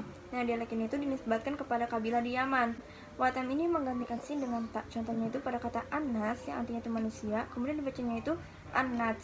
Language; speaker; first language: Indonesian; native; Indonesian